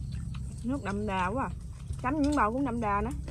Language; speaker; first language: Vietnamese; native; Vietnamese